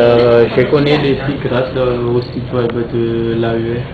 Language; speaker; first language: French; non-native, local second language; Malagasy